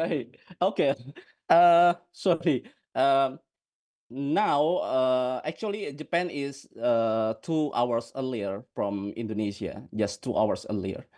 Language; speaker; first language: English; non-native, fluent; Indonesian